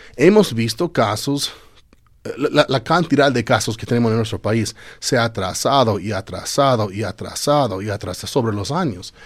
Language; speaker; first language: Spanish; non-native, fluent; English